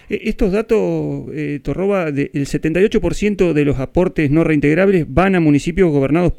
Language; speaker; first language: Spanish; native; Spanish